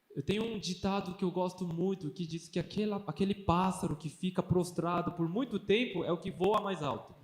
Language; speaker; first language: Portuguese; early bilingual, other home language; Korean